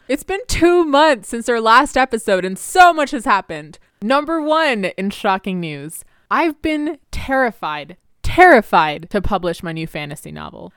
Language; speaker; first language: English; early bilingual, other home language; Spanish